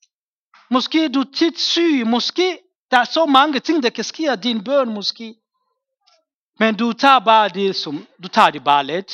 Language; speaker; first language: Danish; non-native, fluent; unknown